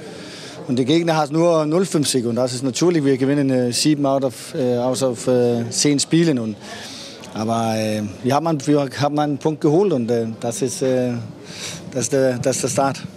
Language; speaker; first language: German; non-native, learner; Danish